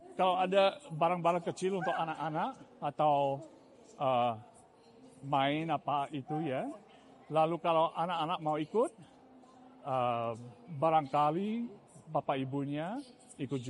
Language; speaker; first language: Indonesian; non-native, fluent; English